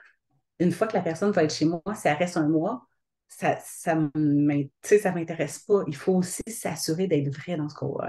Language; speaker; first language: French; native; French